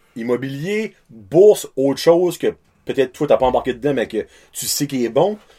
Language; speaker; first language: French; native; French